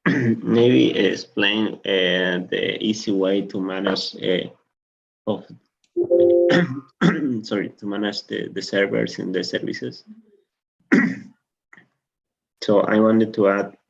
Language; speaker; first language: English; non-native, learner; Spanish